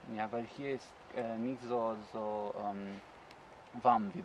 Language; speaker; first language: German; non-native, learner; Slovenian